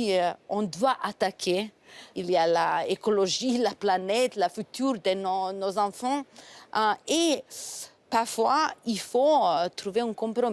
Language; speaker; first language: French; non-native, fluent; Macedonian